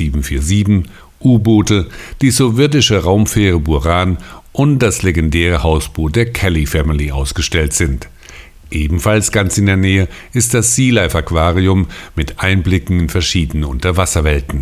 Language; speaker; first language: German; native; German